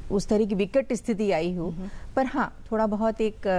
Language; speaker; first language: Hindi; native; Hindi